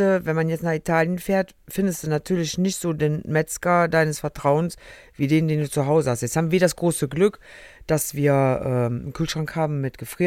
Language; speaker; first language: German; native; German